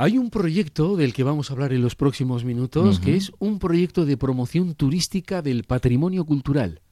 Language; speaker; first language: Spanish; native; Spanish